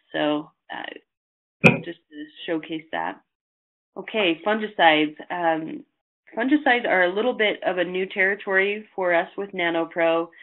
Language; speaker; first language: English; native; English